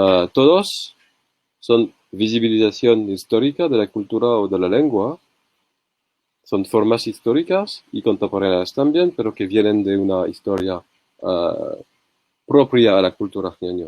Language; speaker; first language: Spanish; non-native, learner; French